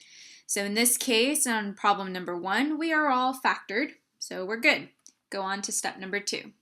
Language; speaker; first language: English; native; English